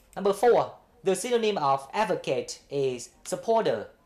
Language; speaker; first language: English; non-native, fluent; Vietnamese